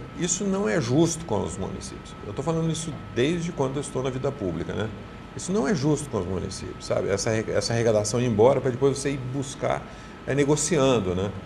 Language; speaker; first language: Portuguese; native; Portuguese